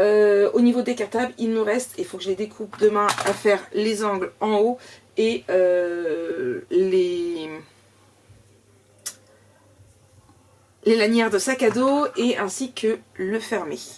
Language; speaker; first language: French; native; French